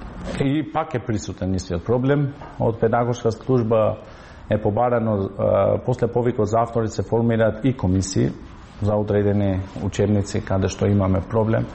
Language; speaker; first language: Macedonian; non-native, local second language; Albanian